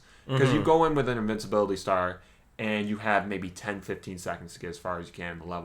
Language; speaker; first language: English; native; English